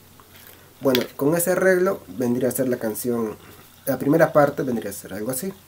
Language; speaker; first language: Spanish; native; Spanish